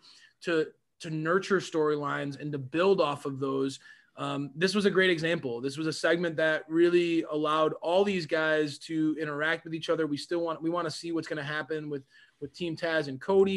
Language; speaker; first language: English; native; English